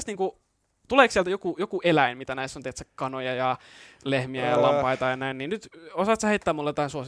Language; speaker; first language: Finnish; native; Finnish